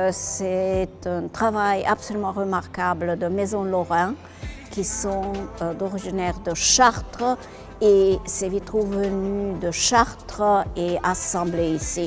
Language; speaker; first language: French; non-native, fluent; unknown